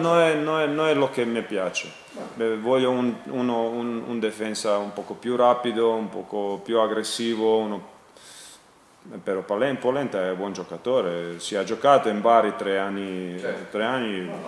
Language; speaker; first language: Italian; non-native, learner; Croatian